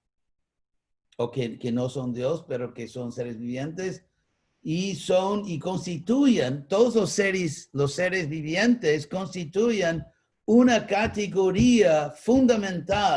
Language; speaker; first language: Spanish; non-native, fluent; English